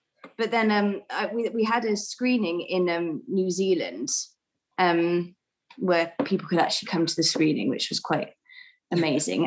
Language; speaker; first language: English; native; English